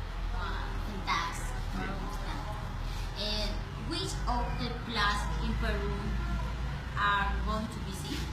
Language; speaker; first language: English; non-native, learner; Spanish